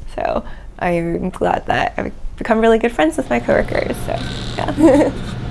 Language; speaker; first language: English; native; English